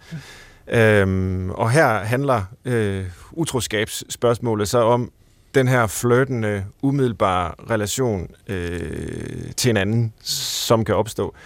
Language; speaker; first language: Danish; native; Danish